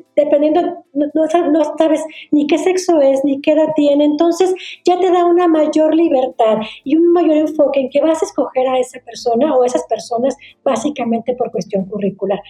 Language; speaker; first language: Spanish; native; Spanish